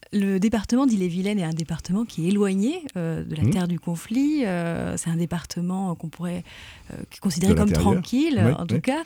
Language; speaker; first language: French; native; French